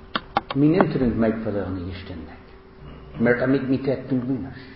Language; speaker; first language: Hungarian; non-native, fluent; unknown